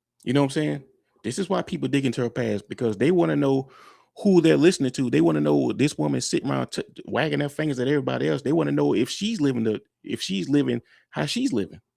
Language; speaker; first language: English; native; English